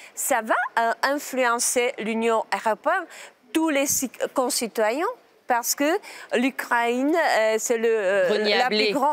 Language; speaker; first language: French; non-native, learner; Czech